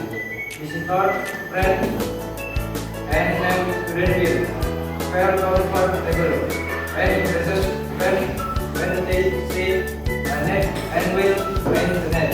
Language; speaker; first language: English; non-native, learner; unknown